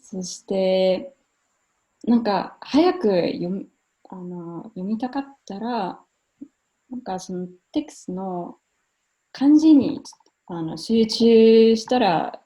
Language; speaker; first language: Japanese; non-native, fluent; German